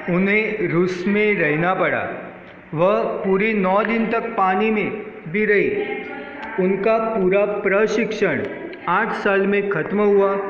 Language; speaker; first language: Hindi; non-native, local second language; Gujarati